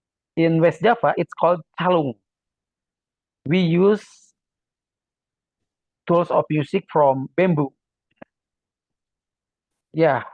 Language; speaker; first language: English; non-native, learner; Indonesian